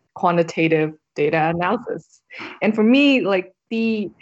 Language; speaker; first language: English; non-native, fluent; Vietnamese